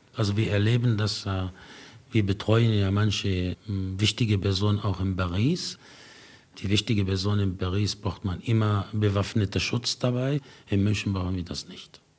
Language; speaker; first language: German; non-native, fluent; Arabic